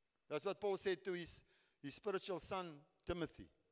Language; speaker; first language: English; non-native, local second language; Afrikaans